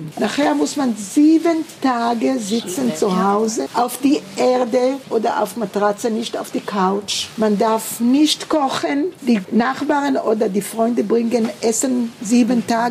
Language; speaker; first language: German; early bilingual, heritage; German